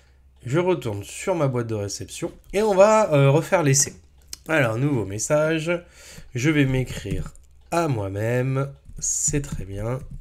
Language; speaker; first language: French; native; French